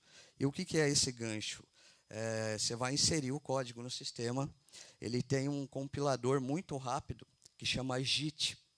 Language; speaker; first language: Portuguese; native; Portuguese